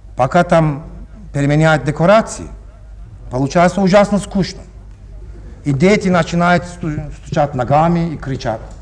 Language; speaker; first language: Russian; non-native, learner; Turkish